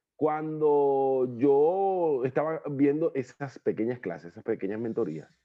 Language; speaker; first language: Spanish; native; Spanish